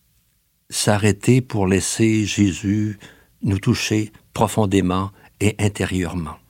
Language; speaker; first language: French; native; French